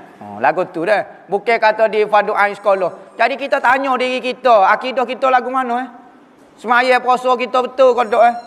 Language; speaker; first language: Malay; native; Malay